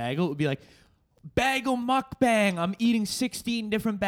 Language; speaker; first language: English; native; English